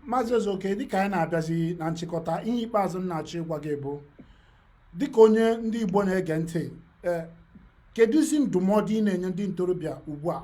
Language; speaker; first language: Igbo; native; Igbo